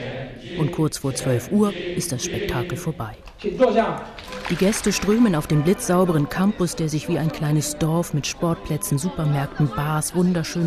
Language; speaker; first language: German; native; German